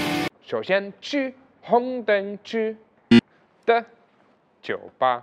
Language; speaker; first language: Chinese; non-native, fluent; German